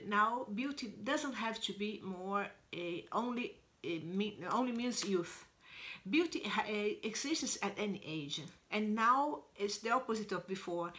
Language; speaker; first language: English; non-native, fluent; Portuguese